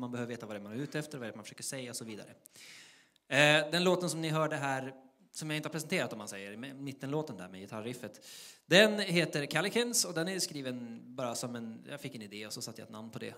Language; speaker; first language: Swedish; native; Swedish